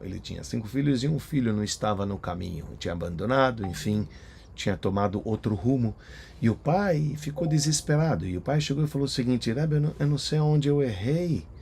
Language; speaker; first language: Portuguese; native; Portuguese